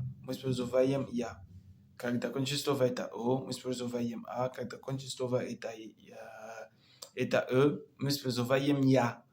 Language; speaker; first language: Russian; non-native, learner; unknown